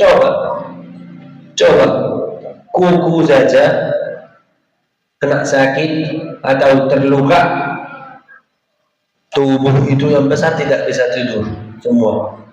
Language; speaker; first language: Indonesian; non-native, fluent; Arabic